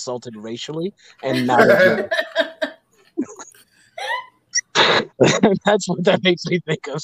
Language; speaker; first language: English; native; English